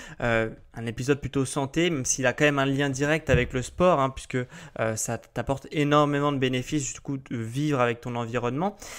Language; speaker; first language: French; native; French